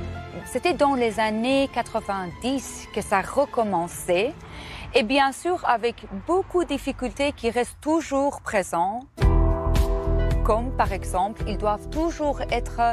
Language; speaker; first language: French; non-native, fluent; Persian